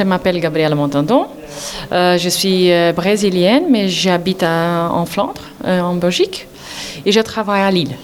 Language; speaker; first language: French; non-native, learner; Portuguese